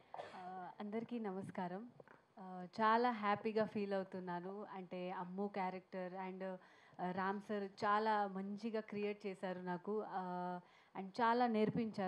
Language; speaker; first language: Telugu; non-native, learner; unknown